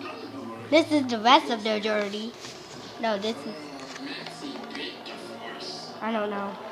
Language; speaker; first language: English; native; English